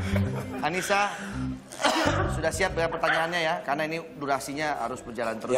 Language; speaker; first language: Indonesian; native; Indonesian